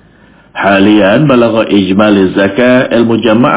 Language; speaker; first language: Arabic; non-native, fluent; Indonesian